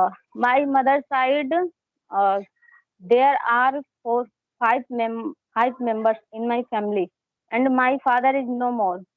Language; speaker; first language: English; non-native, learner; Hindi